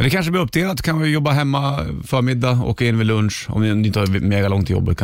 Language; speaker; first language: Swedish; native; Swedish